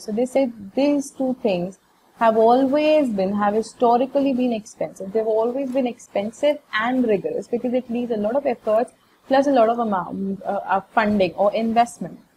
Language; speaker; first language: English; non-native, local second language; Hindi